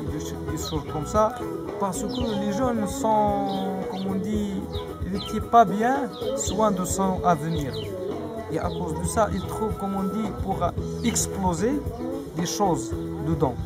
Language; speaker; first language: French; non-native, learner; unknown